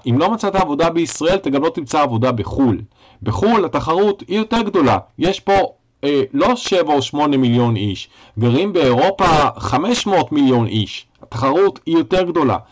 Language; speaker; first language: Hebrew; native; Hebrew